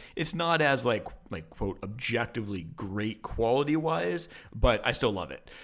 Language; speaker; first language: English; native; English